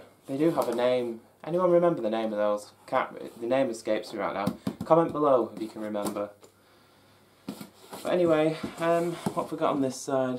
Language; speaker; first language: English; native; English